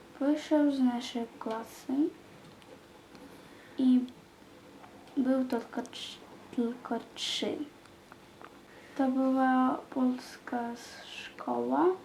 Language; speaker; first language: Polish; non-native, learner; Ukrainian